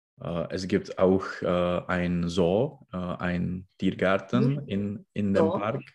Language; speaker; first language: German; non-native, learner; Czech